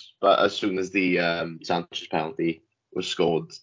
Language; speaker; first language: English; native; English